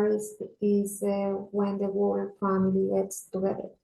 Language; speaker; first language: English; non-native, learner; Spanish